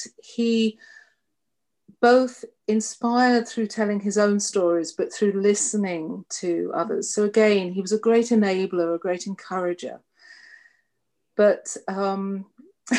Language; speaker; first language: English; native; English